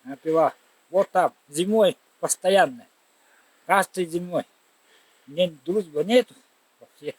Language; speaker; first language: Russian; non-native, local second language; Yakut